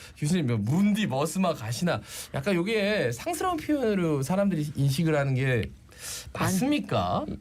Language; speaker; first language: Korean; native; Korean